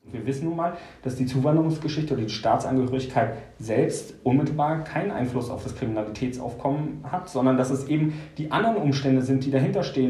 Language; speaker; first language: German; native; German